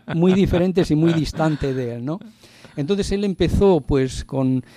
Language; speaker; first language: Spanish; native; Spanish